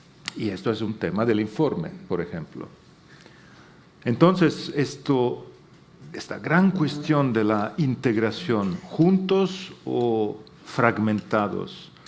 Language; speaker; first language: Spanish; non-native, fluent; Italian